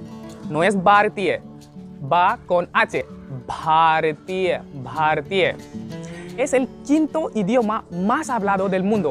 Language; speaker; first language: Spanish; non-native, learner; Hindi